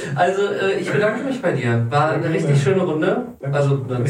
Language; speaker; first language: German; native; German